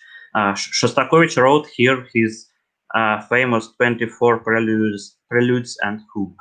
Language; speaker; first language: English; non-native, learner; Russian